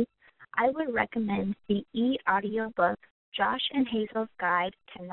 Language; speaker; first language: English; non-native, fluent; Russian